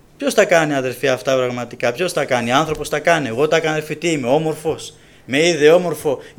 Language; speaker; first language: Greek; native; Greek